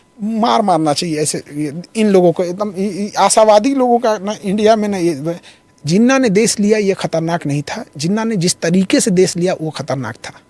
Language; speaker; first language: Hindi; native; Hindi